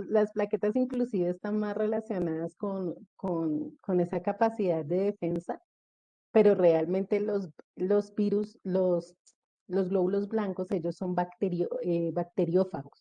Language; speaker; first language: Spanish; native; Spanish